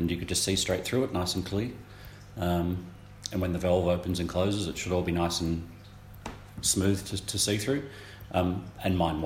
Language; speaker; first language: English; native; English